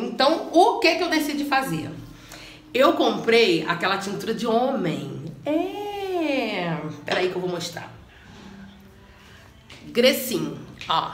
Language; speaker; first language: Portuguese; native; Portuguese